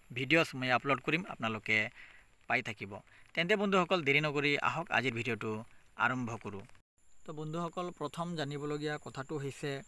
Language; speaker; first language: Assamese; non-native, local second language; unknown